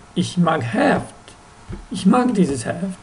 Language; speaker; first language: German; non-native, fluent; Ukrainian